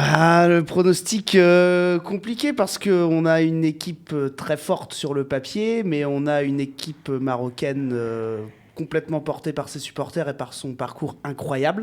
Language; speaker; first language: French; native; French